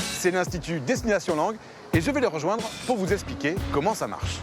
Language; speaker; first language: French; native; French